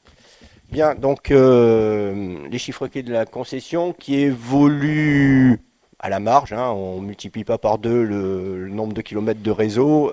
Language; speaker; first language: French; native; French